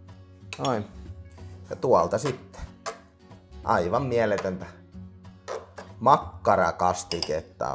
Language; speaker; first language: Finnish; native; Finnish